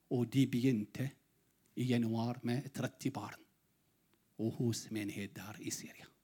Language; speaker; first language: Norwegian; non-native, learner; Arabic